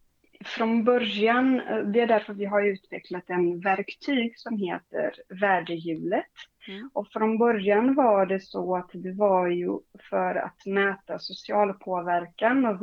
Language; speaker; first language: Swedish; non-native, fluent; Portuguese